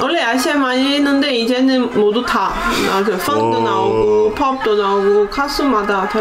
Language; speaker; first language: Korean; non-native, learner; Portuguese